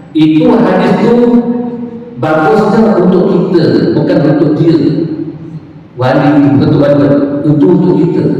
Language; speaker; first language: Malay; native; Malay